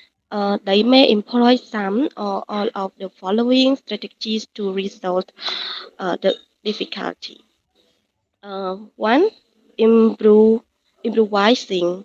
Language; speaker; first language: English; non-native, learner; Khmer